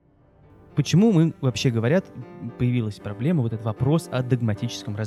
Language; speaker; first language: Russian; native; Russian